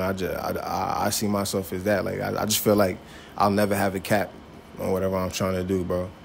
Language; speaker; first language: English; native; English